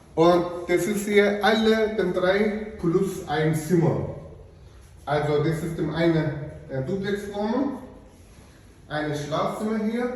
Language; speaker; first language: German; non-native, learner; Turkish